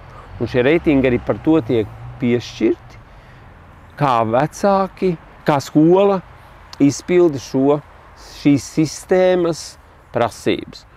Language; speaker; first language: Latvian; native; Latvian